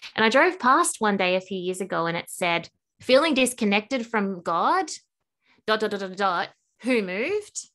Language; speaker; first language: English; native; English